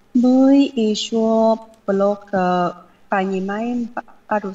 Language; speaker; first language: Russian; non-native, learner; Vietnamese